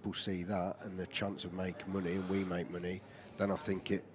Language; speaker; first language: English; native; English